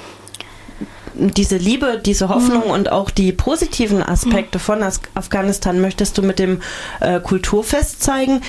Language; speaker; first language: German; native; German